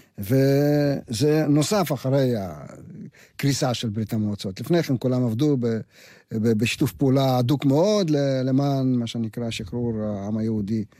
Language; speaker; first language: Hebrew; non-native, fluent; Russian